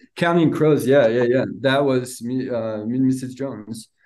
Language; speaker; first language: English; non-native, fluent; French